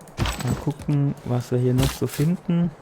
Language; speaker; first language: German; native; German